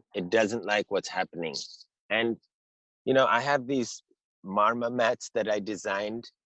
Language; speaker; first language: English; early bilingual, heritage; English